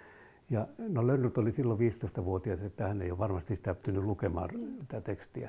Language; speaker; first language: Finnish; native; Finnish